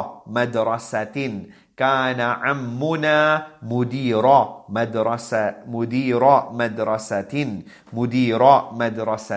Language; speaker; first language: Arabic; non-native, fluent; English